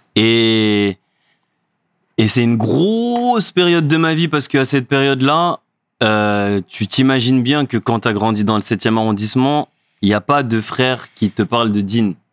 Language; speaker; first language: French; early bilingual, other home language; Fula